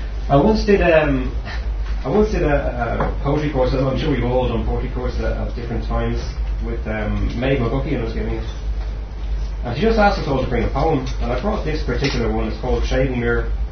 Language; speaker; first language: English; native; English